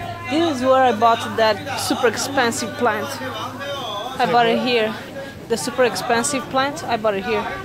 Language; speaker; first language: English; non-native, fluent; Italian